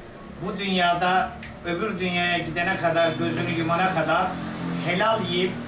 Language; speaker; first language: Turkish; native; Turkish